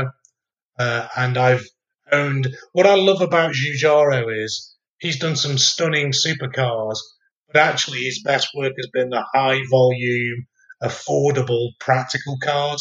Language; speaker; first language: English; native; English